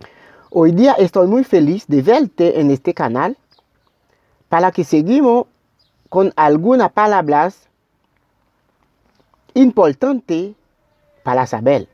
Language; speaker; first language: Spanish; non-native, learner; Haitian Creole